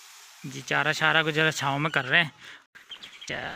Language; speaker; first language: Hindi; non-native, local second language; Punjabi